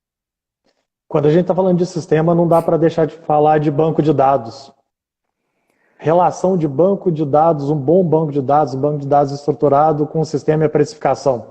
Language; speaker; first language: Portuguese; native; Portuguese